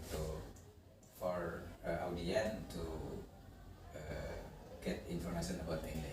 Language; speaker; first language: English; non-native, learner; Indonesian